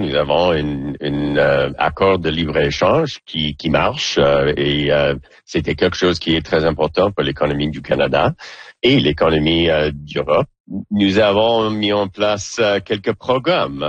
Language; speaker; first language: French; non-native, fluent; English